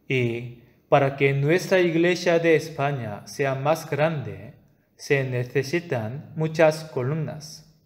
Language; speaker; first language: Spanish; non-native, fluent; Korean